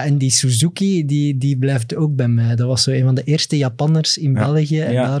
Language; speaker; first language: Dutch; native; Dutch